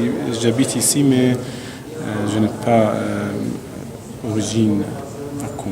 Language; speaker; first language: French; non-native, learner; Azerbaijani